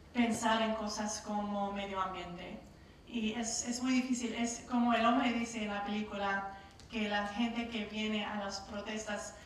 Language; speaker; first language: Spanish; non-native, learner; English